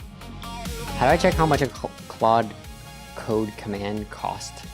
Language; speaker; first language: English; native; English